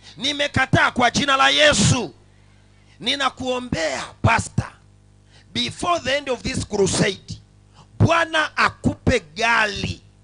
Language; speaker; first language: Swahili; non-native, local second language; Sukuma